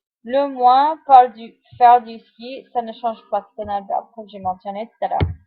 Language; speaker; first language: French; non-native, fluent; English